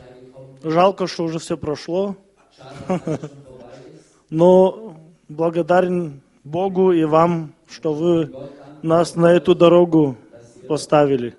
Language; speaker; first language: Russian; early bilingual, other home language; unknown